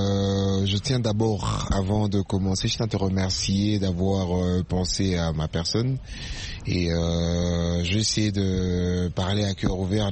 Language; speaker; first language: French; non-native, local second language; Swahili